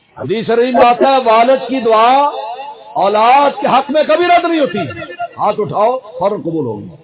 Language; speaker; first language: Urdu; non-native, local second language; Pashto